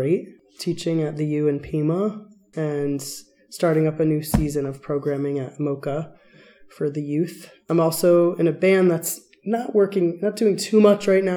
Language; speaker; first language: English; native; English